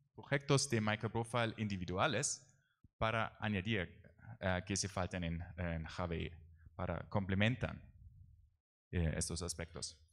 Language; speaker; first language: Spanish; non-native, learner; German